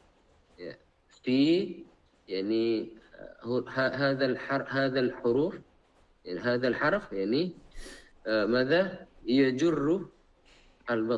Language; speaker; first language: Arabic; non-native, fluent; Indonesian